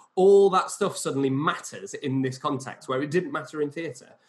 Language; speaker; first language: English; native; English